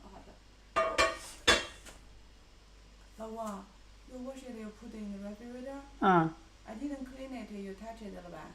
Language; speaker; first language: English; non-native, learner; Chinese